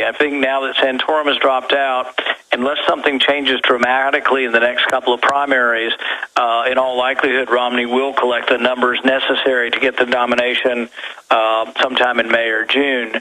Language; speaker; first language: English; native; English